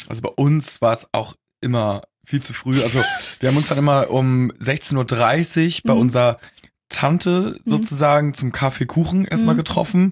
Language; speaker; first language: German; native; German